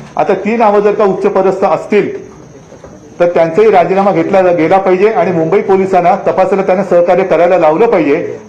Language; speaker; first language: Marathi; native; Marathi